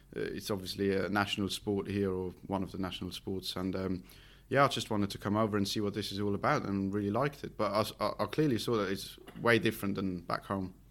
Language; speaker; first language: English; non-native, fluent; Swiss German